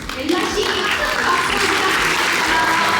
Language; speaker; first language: Korean; native; Korean